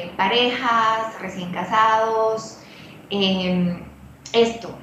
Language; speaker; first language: Spanish; native; Spanish